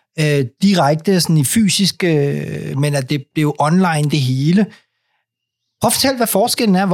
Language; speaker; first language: Danish; native; Danish